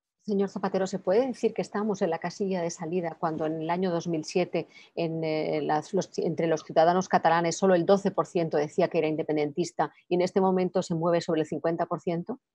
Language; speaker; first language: Spanish; non-native, local second language; Catalan